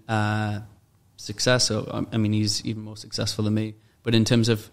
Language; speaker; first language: English; native; English